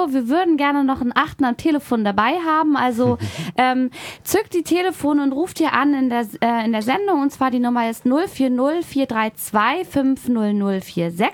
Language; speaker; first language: German; native; German